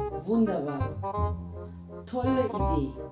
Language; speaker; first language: German; non-native, fluent; Turkish